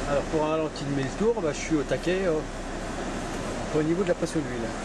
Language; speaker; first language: French; native; French